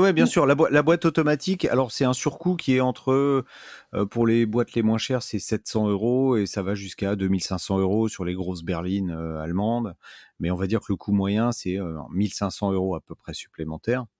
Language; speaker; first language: French; native; French